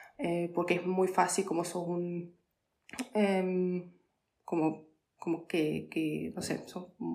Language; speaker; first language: Spanish; non-native, fluent; Polish